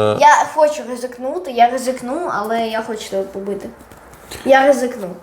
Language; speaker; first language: Ukrainian; non-native, local second language; Russian